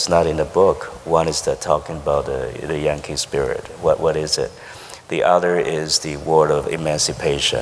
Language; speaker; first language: English; non-native, fluent; Chinese